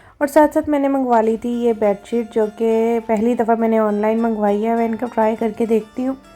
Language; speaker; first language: Urdu; native; Urdu